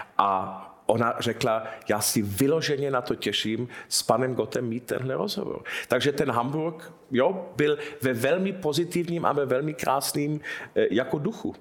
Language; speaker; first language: Czech; early bilingual, heritage; Czech